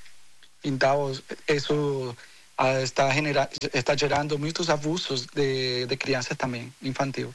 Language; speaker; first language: Portuguese; non-native, fluent; Spanish